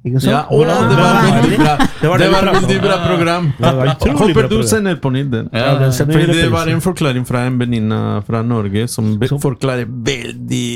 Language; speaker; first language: Norwegian; non-native, learner; Spanish